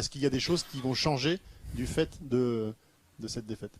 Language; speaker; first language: French; native; French